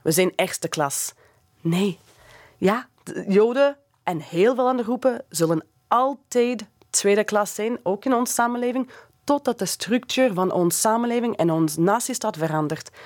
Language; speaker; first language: Dutch; non-native, fluent; English